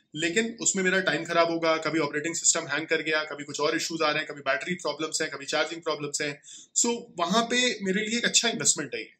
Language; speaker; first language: Hindi; native; Hindi